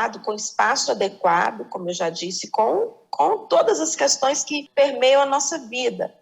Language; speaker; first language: Portuguese; native; Portuguese